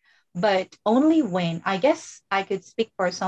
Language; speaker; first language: English; non-native, local second language; Iloko